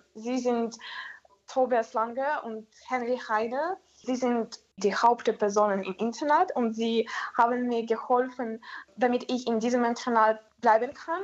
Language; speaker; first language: German; non-native, learner; Ukrainian